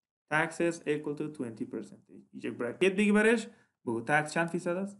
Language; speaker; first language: English; non-native, fluent; Persian